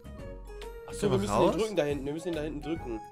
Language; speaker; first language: German; native; German